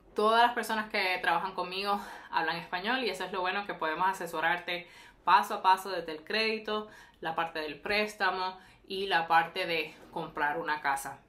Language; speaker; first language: Spanish; early bilingual, heritage; Spanish